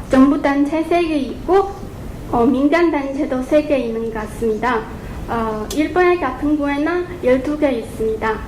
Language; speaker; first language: Korean; non-native, fluent; Chinese